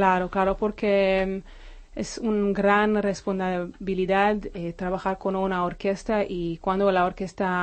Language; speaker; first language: Spanish; non-native, fluent; Hebrew